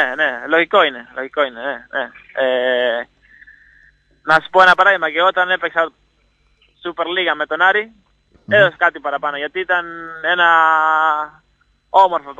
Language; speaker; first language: Greek; non-native, fluent; Italian